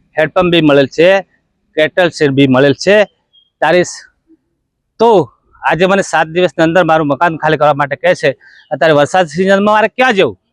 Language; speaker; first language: Gujarati; native; Gujarati